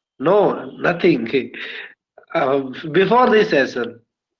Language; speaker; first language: English; non-native, learner; Hindi